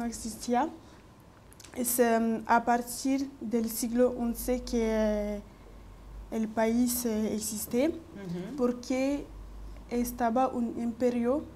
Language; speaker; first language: Spanish; non-native, local second language; French